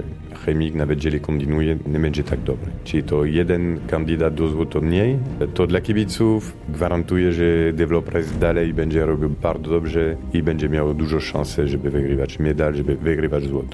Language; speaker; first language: Polish; non-native, fluent; Italian